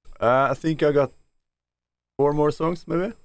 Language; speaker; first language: English; non-native, fluent; Norwegian